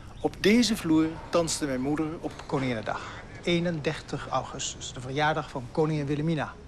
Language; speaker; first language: Dutch; native; Dutch